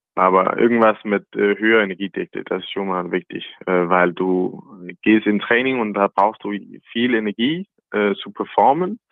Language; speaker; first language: German; non-native, learner; Danish